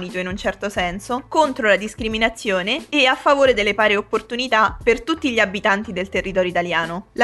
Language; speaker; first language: Italian; native; Italian